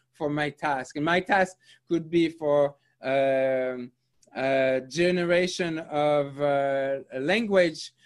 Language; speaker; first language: English; non-native, fluent; French